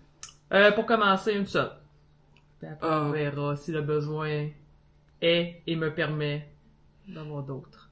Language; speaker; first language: French; native; French